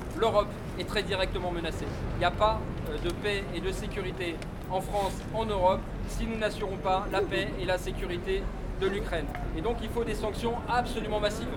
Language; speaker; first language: French; native; French